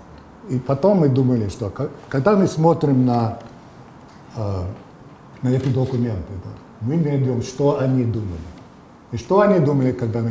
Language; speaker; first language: Russian; non-native, fluent; English